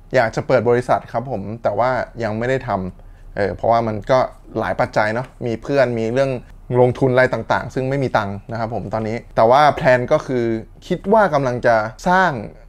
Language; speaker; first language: Thai; native; Thai